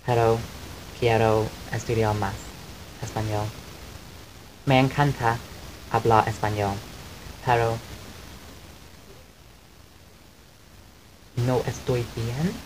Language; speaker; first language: Spanish; non-native, learner; English